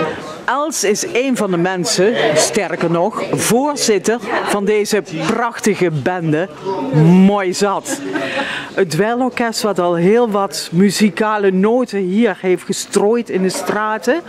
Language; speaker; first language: Dutch; native; Dutch